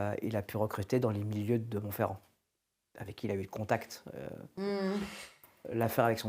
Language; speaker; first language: French; native; French